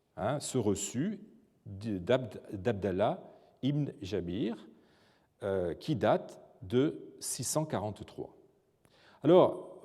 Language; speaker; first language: French; native; French